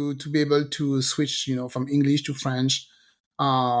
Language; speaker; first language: English; non-native, fluent; French